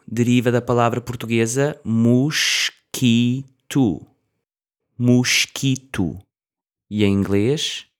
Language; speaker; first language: Portuguese; native; Portuguese